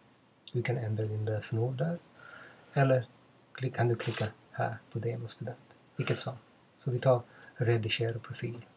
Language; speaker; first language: Swedish; non-native, fluent; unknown